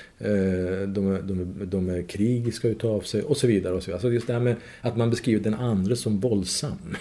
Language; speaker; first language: Swedish; non-native, fluent; Persian